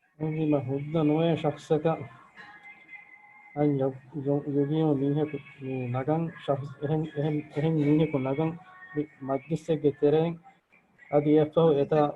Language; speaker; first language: Arabic; non-native, learner; Divehi